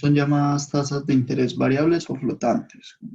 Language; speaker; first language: Spanish; native; Spanish